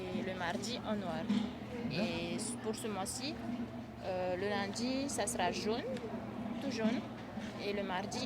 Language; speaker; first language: French; native; French